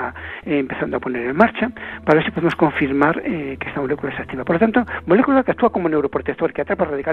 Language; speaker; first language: Spanish; native; Spanish